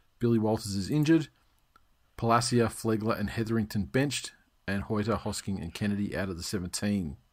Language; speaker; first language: English; native; English